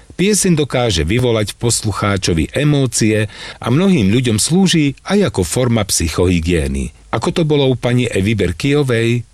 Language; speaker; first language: Slovak; native; Slovak